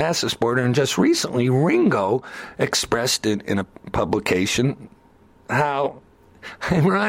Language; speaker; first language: English; native; English